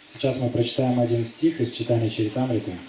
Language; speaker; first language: Russian; native; Russian